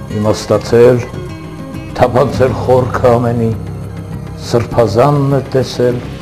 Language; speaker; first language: Armenian; non-native, local second language; Assyrian Neo-Aramaic